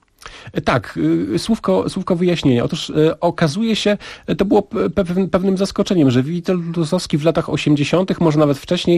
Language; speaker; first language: Polish; native; Polish